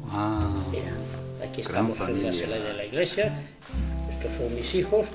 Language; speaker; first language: Spanish; native; Spanish